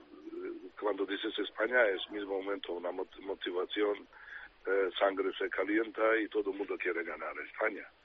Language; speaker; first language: Spanish; non-native, fluent; Serbian